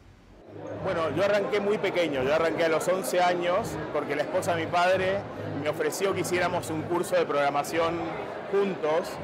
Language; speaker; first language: Spanish; native; Spanish